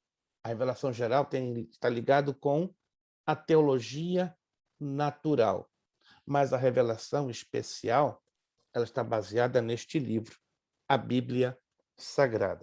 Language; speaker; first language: Portuguese; native; Portuguese